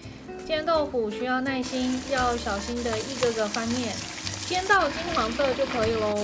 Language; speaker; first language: Chinese; native; Chinese